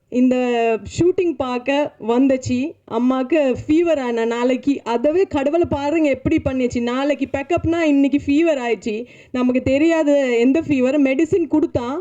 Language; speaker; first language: Tamil; non-native, learner; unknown